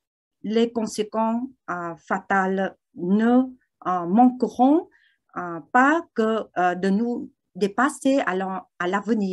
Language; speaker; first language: French; non-native, learner; Vietnamese